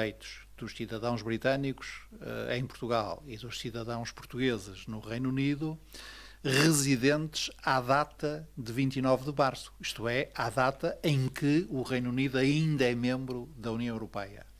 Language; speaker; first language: Portuguese; native; Portuguese